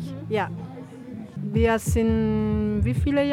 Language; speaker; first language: German; non-native, learner; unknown